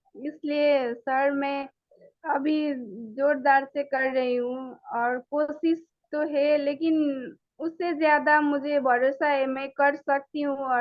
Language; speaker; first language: Hindi; non-native, local second language; Nepali